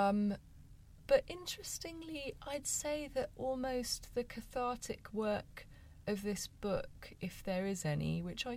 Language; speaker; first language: English; native; English